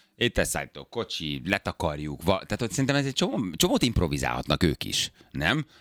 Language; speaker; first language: Hungarian; native; Hungarian